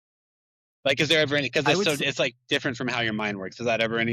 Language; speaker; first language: English; native; English